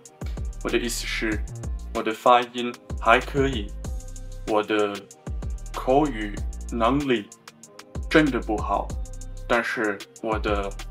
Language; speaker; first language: Chinese; non-native, learner; German